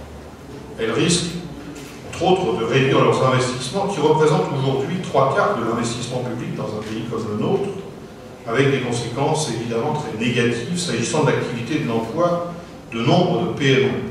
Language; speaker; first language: French; native; French